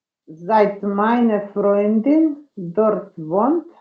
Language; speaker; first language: German; non-native, learner; Macedonian